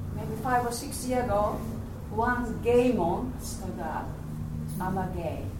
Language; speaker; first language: English; non-native, learner; Japanese